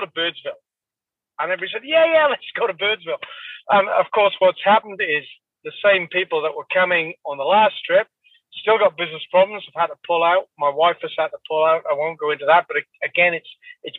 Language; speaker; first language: English; native; English